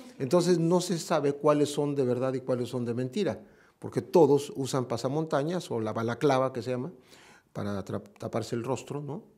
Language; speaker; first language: Spanish; native; Spanish